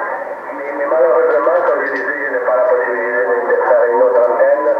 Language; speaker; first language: French; non-native, fluent; Italian